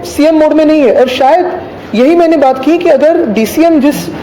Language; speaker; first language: Hindi; non-native, local second language; Marathi